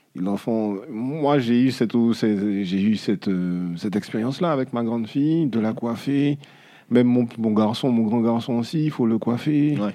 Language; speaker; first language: French; native; French